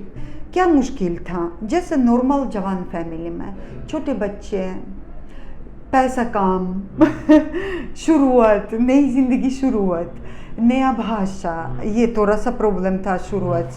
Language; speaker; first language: Hindi; non-native, fluent; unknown